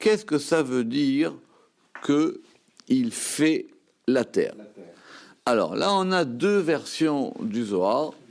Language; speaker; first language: French; native; French